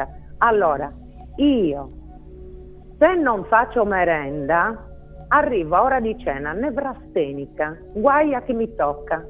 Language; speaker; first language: Italian; native; Italian